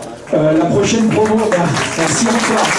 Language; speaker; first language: French; native; French